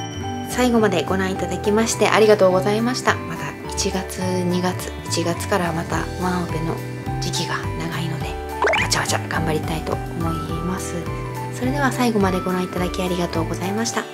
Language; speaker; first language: Japanese; native; Japanese